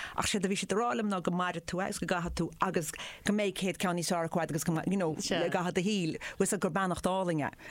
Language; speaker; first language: Irish; native; Irish